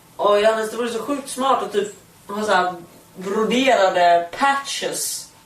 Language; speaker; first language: Swedish; native; Swedish